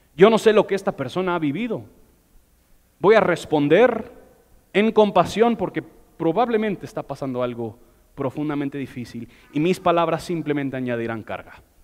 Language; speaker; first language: Spanish; non-native, fluent; English